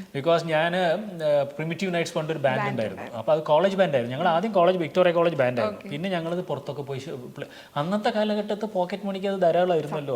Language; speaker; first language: Malayalam; non-native, local second language; Tulu